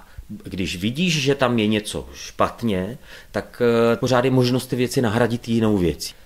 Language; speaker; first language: Czech; native; Czech